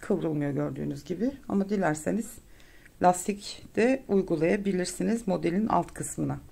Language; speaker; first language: Turkish; native; Turkish